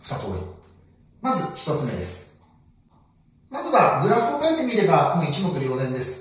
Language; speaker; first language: Japanese; native; Japanese